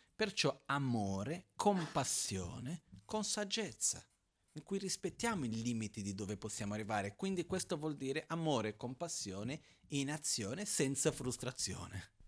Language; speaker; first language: Italian; non-native, fluent; Portuguese